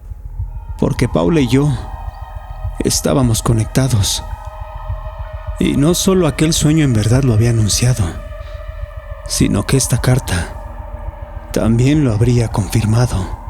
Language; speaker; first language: Spanish; native; Spanish